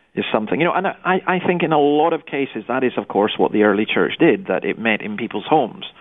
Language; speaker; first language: English; native; English